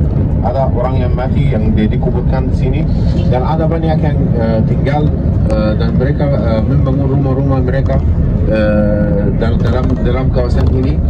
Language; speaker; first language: Indonesian; non-native, fluent; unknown